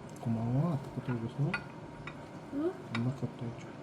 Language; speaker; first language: Korean; native; Korean